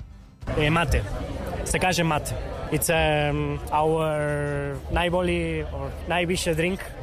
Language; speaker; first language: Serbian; non-native, learner; Spanish